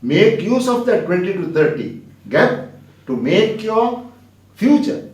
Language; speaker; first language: English; non-native, local second language; Sinhala